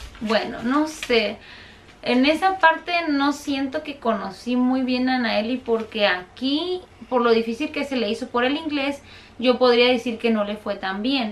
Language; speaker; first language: Spanish; native; Spanish